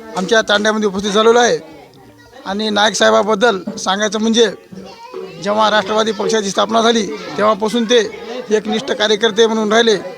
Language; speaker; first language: Marathi; non-native, local second language; Lambadi